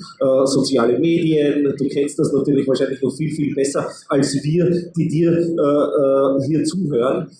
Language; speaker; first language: German; native; German